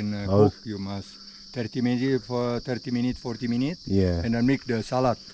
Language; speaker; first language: English; non-native, learner; Indonesian